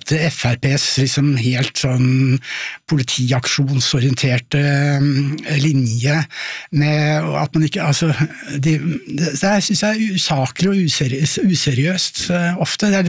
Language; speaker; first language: Norwegian; native; Norwegian